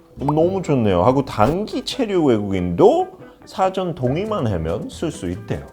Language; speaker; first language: Korean; non-native, fluent; English